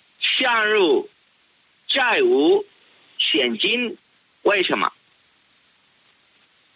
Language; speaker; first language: Chinese; non-native, fluent; Spanish